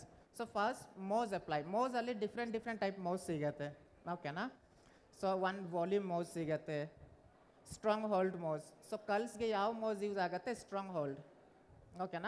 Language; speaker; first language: Kannada; non-native, learner; Bangla